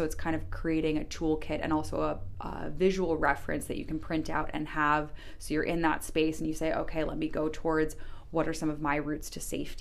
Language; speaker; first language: English; native; English